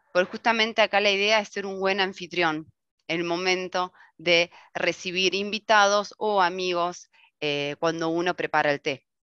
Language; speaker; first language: Spanish; native; Spanish